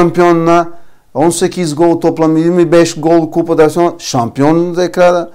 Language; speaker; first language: Turkish; non-native, learner; Portuguese